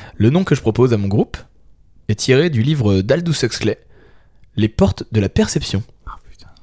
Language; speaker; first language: French; native; French